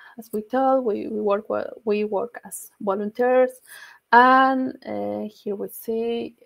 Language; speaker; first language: English; non-native, learner; Spanish